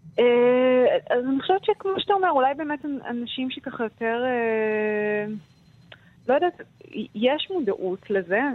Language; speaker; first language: Hebrew; native; Hebrew